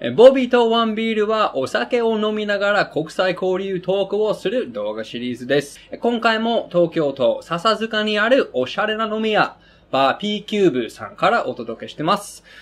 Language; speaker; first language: Japanese; non-native, fluent; English